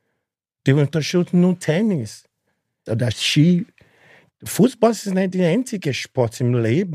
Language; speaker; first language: German; non-native, learner; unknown